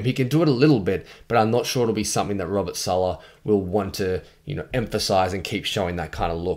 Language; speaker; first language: English; native; English